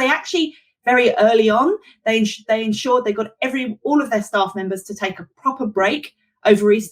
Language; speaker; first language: English; native; English